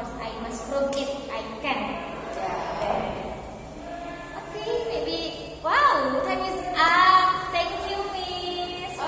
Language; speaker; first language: English; non-native, learner; Indonesian